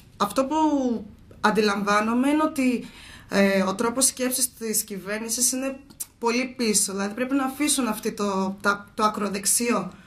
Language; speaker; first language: Greek; early bilingual, other home language; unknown